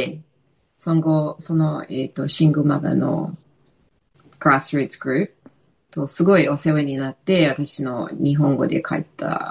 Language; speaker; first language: Japanese; non-native, fluent; English